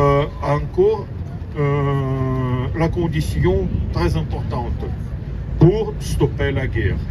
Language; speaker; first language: French; non-native, learner; Russian